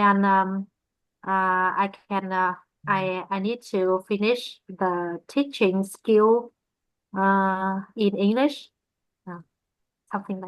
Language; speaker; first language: English; non-native, learner; Vietnamese